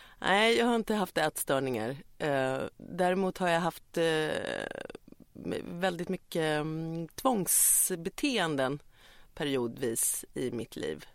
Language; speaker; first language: Swedish; native; Swedish